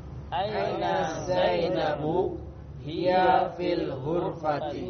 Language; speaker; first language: Arabic; non-native, learner; Indonesian